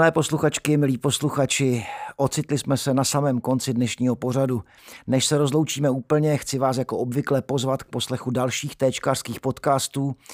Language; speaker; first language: Czech; native; Czech